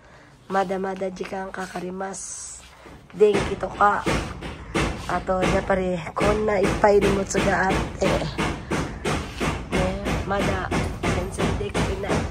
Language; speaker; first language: Japanese; non-native, fluent; Filipino